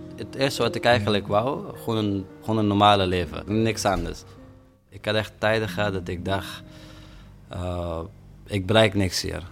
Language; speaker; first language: Dutch; non-native, fluent; Persian